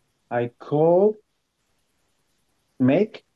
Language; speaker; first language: English; non-native, learner; Spanish